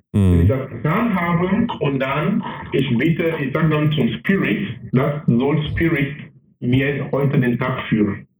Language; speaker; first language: German; non-native, fluent; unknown